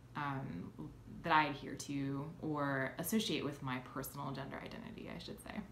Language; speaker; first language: English; native; English